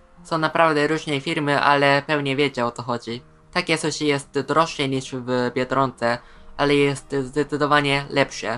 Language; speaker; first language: Polish; non-native, fluent; Japanese